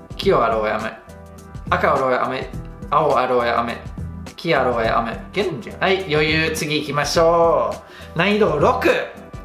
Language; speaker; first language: Japanese; non-native, fluent; English